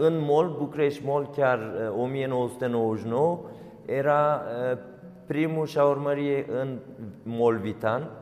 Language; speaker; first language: Romanian; non-native, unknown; Turkish